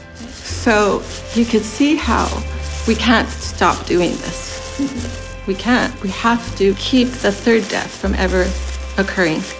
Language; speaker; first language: English; native; English